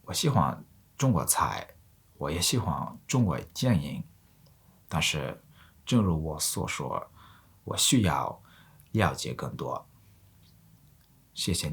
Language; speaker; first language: Chinese; non-native, learner; Mongolian